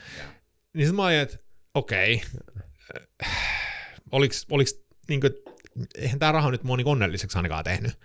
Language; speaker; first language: Finnish; early bilingual, heritage; Finnish